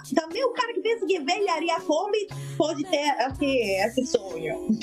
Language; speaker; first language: Portuguese; non-native, fluent; Italian